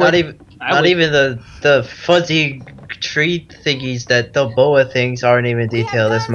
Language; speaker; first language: English; native; English